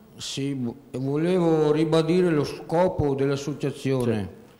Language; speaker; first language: Italian; native; Italian